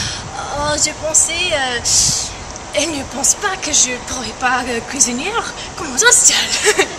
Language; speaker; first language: French; non-native, learner; English